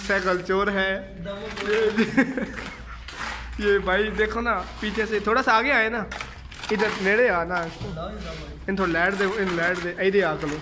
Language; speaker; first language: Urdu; non-native, local second language; Punjabi